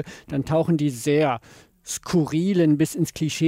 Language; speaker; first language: German; native; German